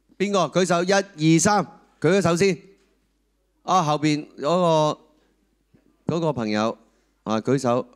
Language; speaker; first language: Cantonese; native; Cantonese